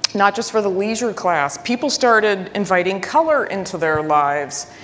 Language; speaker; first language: English; native; English